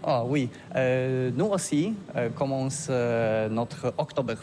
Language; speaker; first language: French; non-native, learner; Polish